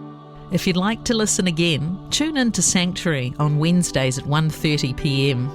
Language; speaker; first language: English; native; English